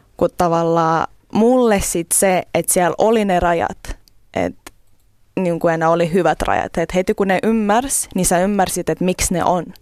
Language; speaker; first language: Finnish; early bilingual, other home language; Russian